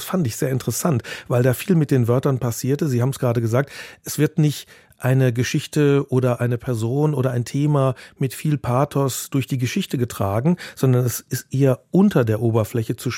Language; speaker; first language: German; native; German